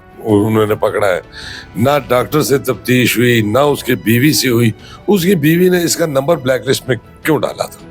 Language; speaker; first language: Urdu; non-native, local second language; Pashto